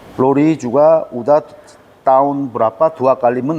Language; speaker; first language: Indonesian; non-native, learner; Korean